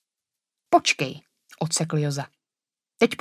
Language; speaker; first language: Czech; native; Czech